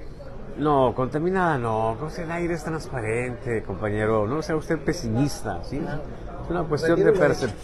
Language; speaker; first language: Spanish; native; Spanish